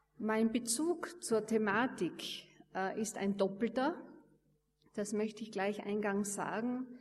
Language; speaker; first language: German; native; German